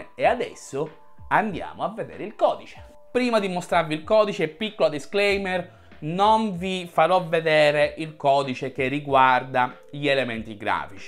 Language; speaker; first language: Italian; native; Italian